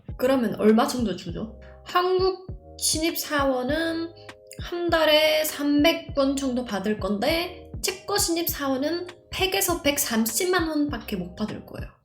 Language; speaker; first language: Korean; non-native, fluent; Czech